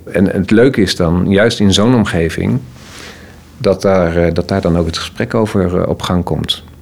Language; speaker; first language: Dutch; native; Dutch